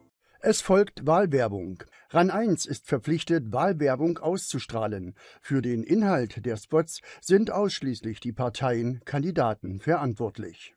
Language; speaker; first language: German; native; German